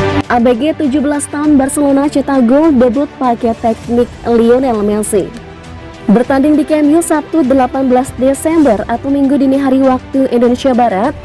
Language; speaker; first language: Indonesian; native; Indonesian